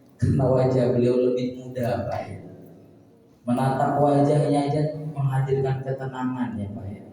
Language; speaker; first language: Indonesian; native; Indonesian